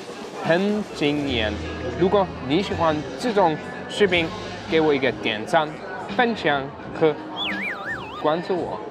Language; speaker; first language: Chinese; non-native, fluent; German